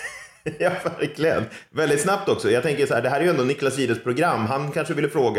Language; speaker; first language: Swedish; native; Swedish